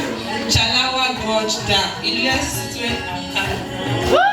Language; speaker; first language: French; non-native, learner; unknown